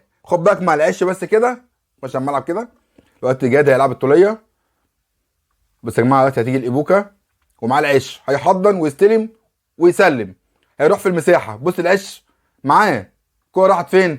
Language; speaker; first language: Arabic; native; Arabic